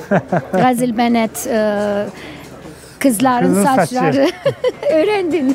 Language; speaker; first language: Turkish; non-native, fluent; Arabic